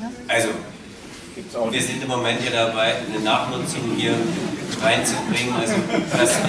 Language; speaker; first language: German; native; German